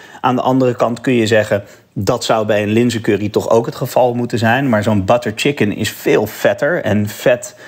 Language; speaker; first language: Dutch; native; Dutch